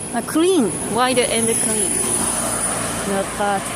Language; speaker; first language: English; non-native, local second language; Japanese